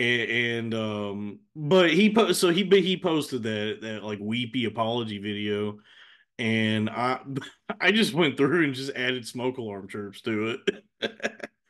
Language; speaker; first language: English; native; English